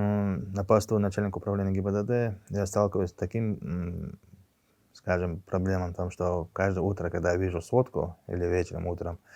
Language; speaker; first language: Russian; non-native, local second language; Chechen